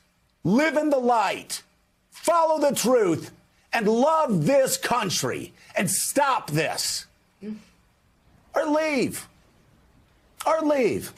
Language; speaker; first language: English; native; English